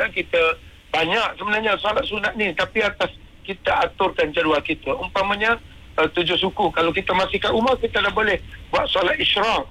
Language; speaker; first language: Malay; native; Malay